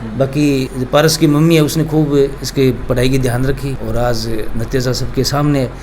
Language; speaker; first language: Hindi; native; Hindi